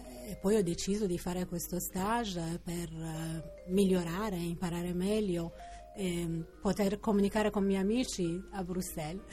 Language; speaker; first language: Italian; non-native, fluent; Persian